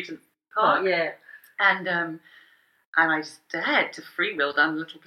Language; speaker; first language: English; native; English